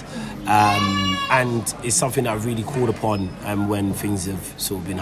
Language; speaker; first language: English; native; English